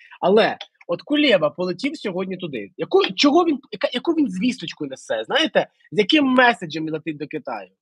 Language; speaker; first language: Ukrainian; native; Ukrainian